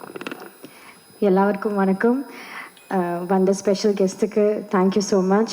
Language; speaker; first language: Tamil; non-native, learner; Malayalam